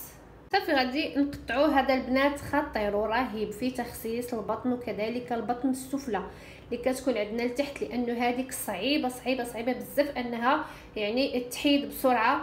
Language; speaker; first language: Arabic; native; Arabic